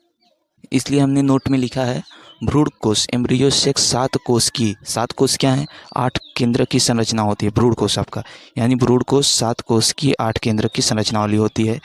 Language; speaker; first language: Hindi; native; Hindi